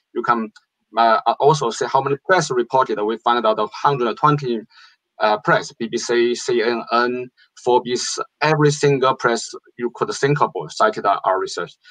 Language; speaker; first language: English; non-native, fluent; Chinese